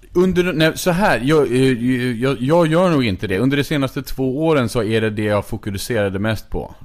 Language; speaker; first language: Swedish; native; Swedish